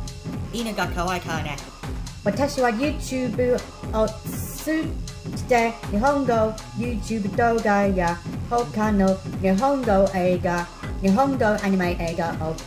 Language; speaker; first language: Japanese; non-native, learner; English